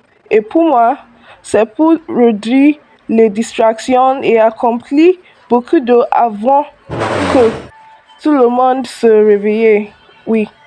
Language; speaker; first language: French; non-native, learner; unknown